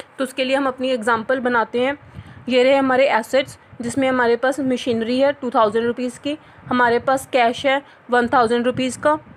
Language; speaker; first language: Hindi; non-native, local second language; Punjabi